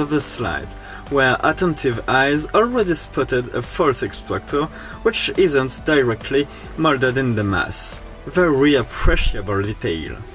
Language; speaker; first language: English; non-native, fluent; French